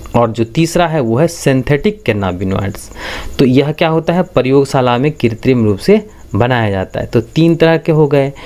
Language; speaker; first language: Hindi; native; Hindi